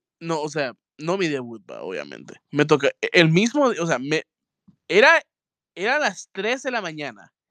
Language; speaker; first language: Spanish; native; Spanish